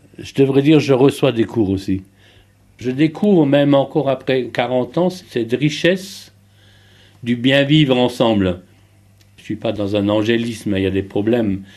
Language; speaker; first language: French; native; French